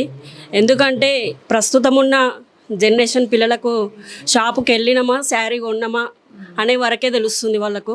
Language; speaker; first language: Telugu; native; Telugu